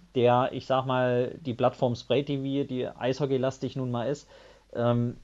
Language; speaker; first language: German; native; German